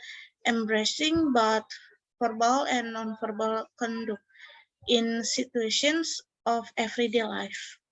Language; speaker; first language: English; non-native, learner; Indonesian